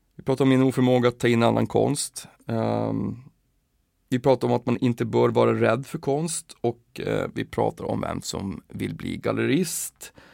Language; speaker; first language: Swedish; native; Swedish